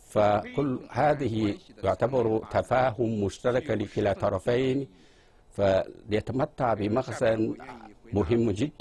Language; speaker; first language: Arabic; non-native, fluent; Chinese